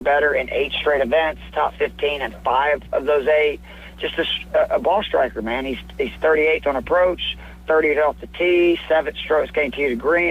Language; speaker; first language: English; native; English